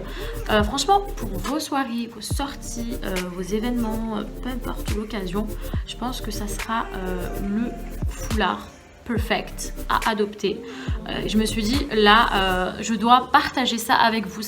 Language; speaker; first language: French; native; French